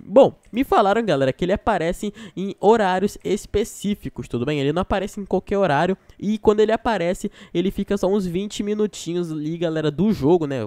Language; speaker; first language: Portuguese; native; Portuguese